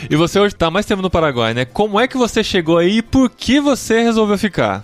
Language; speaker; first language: Portuguese; native; Portuguese